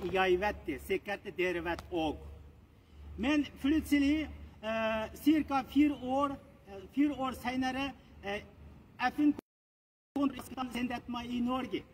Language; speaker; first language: Norwegian; non-native, learner; Uyghur